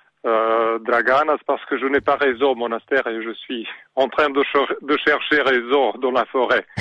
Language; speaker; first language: French; non-native, learner; Serbian